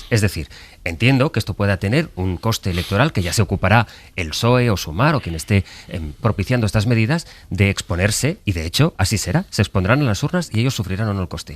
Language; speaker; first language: Spanish; native; Spanish